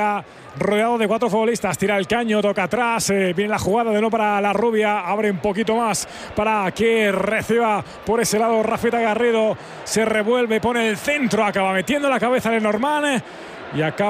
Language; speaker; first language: Spanish; native; Spanish